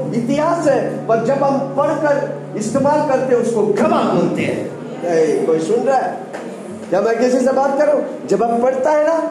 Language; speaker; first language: Hindi; non-native, local second language; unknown